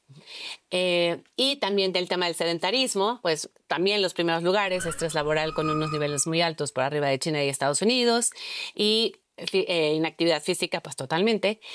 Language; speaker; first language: Spanish; native; Spanish